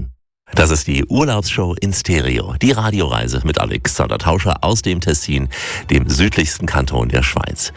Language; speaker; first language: German; native; German